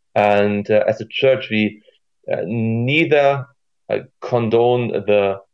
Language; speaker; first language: English; non-native, fluent; German